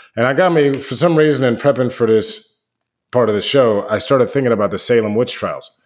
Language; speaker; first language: English; native; English